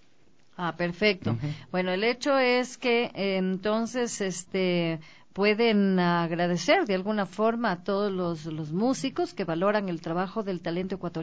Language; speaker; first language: Spanish; native; Spanish